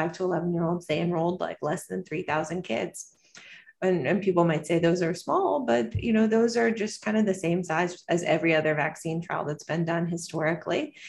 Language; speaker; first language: English; native; English